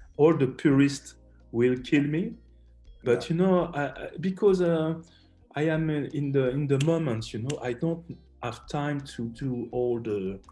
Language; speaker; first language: English; non-native, learner; French